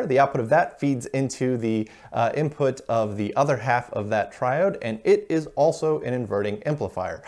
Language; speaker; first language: English; native; English